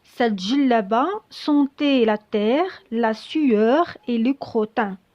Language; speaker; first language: French; non-native, local second language; Arabic